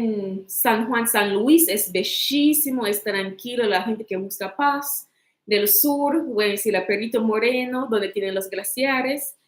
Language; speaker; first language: Spanish; non-native, fluent; English